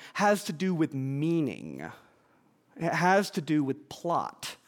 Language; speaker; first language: English; native; English